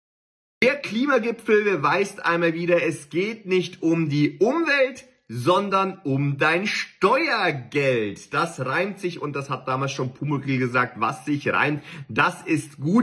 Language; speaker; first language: German; native; German